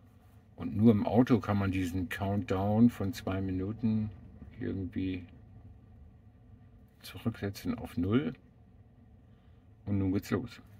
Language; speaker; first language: German; native; German